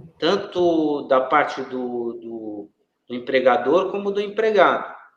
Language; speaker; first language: Portuguese; native; Portuguese